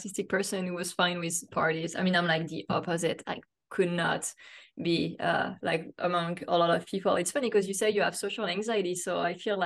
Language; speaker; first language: English; non-native, fluent; French